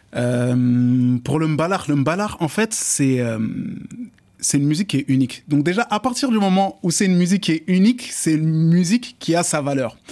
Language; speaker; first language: French; native; French